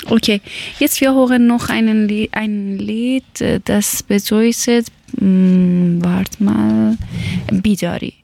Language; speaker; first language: German; non-native, learner; Persian